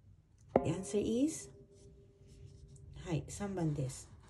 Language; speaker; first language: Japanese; non-native, fluent; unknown